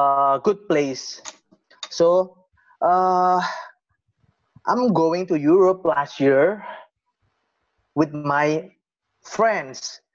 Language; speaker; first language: English; non-native, learner; Indonesian